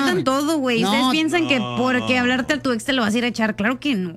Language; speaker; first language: Spanish; native; Spanish